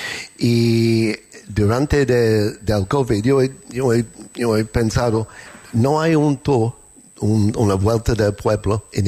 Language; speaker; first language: Spanish; non-native, learner; English